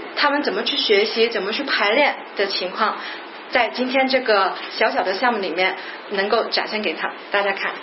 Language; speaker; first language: Chinese; non-native, local second language; Cantonese